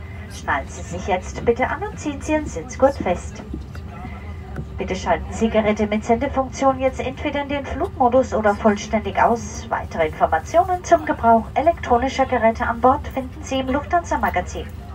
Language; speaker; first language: German; native; German